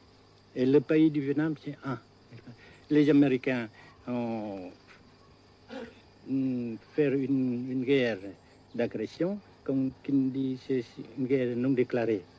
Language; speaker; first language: French; non-native, local second language; Vietnamese